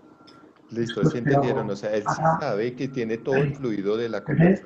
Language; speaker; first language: Spanish; native; Spanish